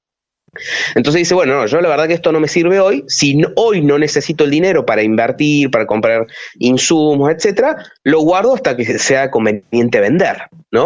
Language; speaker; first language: Spanish; native; Spanish